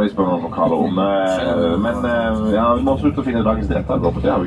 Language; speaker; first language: Norwegian; native; Norwegian